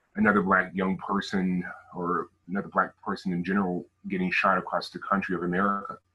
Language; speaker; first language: English; native; English